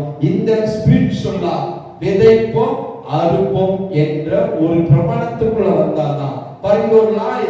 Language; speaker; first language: Tamil; native; Tamil